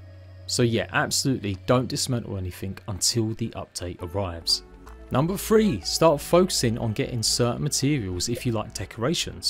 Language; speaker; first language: English; native; English